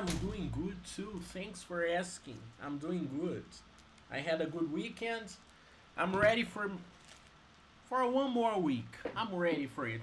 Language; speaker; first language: English; non-native, fluent; Portuguese